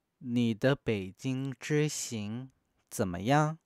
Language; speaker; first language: Chinese; non-native, fluent; Korean